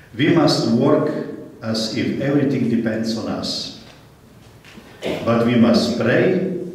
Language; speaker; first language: English; non-native, fluent; Slovenian